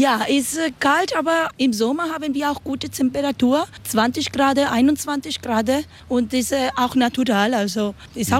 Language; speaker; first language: German; non-native, learner; Spanish